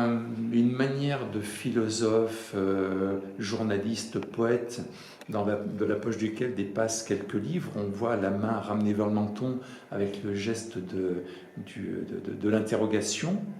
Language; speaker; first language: French; native; French